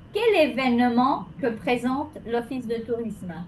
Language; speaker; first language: French; non-native, fluent; Spanish